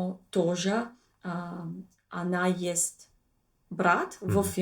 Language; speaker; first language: Russian; non-native, learner; English